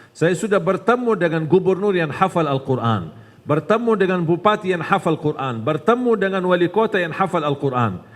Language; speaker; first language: Malay; non-native, fluent; Arabic